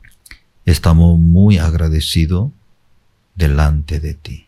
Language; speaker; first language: Spanish; non-native, fluent; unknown